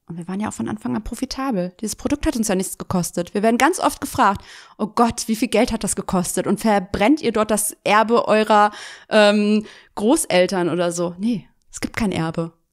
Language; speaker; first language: German; native; German